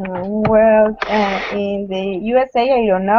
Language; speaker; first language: English; non-native, learner; Spanish